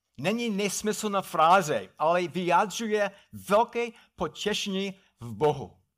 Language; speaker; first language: Czech; non-native, fluent; English